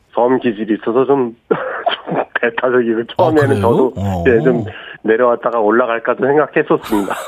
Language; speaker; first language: Korean; native; Korean